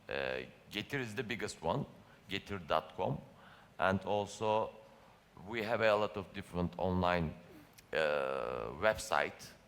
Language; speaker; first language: English; non-native, learner; Turkish